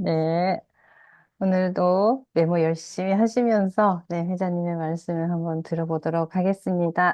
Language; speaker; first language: Korean; native; Korean